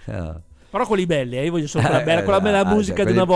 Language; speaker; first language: Italian; native; Italian